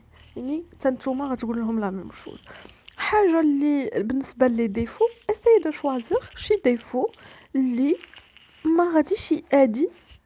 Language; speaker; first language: Arabic; native; Arabic